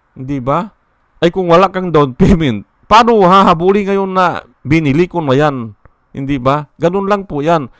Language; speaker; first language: Filipino; native; Filipino